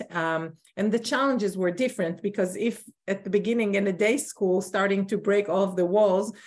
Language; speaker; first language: English; non-native, fluent; Hebrew